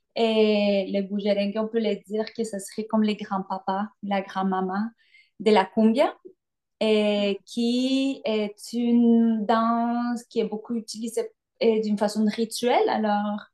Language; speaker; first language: French; non-native, fluent; Spanish